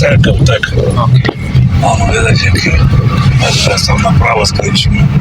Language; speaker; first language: Polish; non-native, learner; Ukrainian